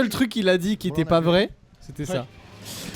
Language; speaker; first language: French; native; French